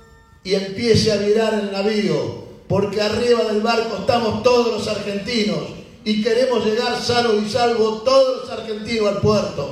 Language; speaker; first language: Spanish; native; Spanish